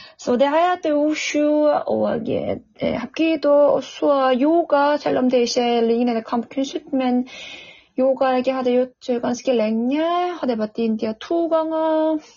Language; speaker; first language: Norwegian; non-native, fluent; Korean